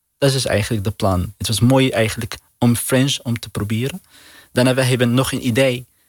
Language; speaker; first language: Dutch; non-native, learner; Arabic